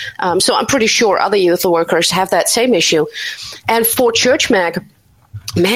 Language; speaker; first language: English; non-native, fluent; Dutch